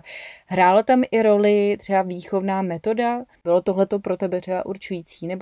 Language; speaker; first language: Czech; native; Czech